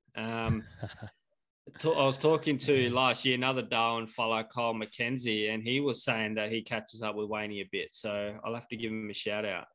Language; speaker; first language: English; native; English